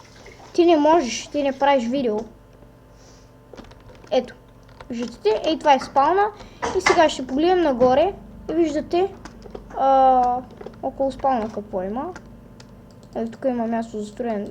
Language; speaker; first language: Bulgarian; native; Bulgarian